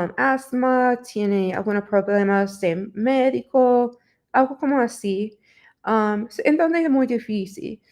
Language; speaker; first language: Spanish; non-native, learner; English